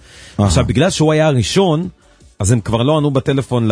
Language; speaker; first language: Hebrew; native; Hebrew